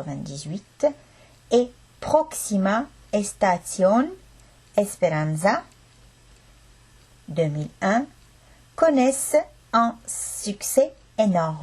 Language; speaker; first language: French; non-native, fluent; Estonian